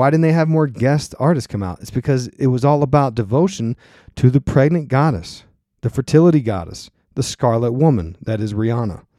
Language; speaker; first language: English; native; English